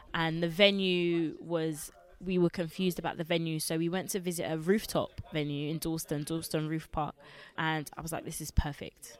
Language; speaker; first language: English; early bilingual, other home language; Lingala